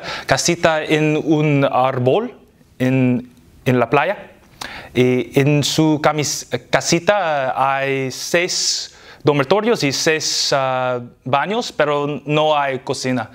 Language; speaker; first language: Spanish; non-native, learner; English